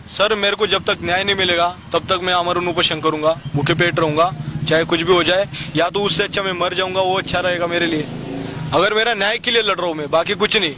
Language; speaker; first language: Hindi; non-native, local second language; Marathi